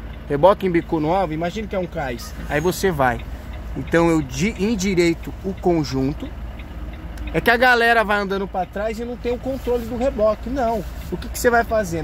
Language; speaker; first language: Portuguese; native; Portuguese